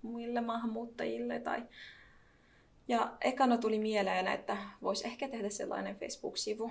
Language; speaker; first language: Finnish; non-native, fluent; Arabic